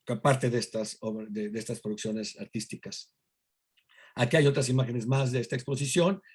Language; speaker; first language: Spanish; native; Spanish